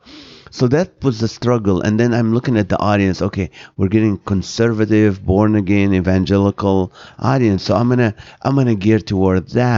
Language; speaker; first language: English; non-native, fluent; Arabic